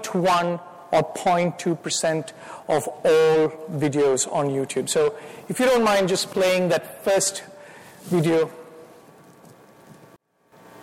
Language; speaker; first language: English; non-native, local second language; Malayalam